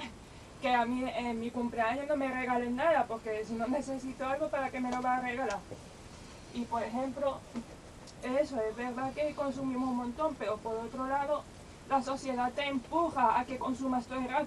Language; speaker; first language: Spanish; native; Spanish